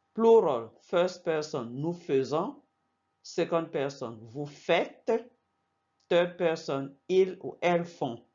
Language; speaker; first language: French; non-native, fluent; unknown